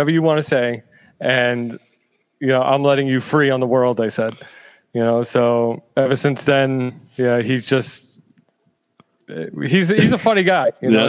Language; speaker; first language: English; native; English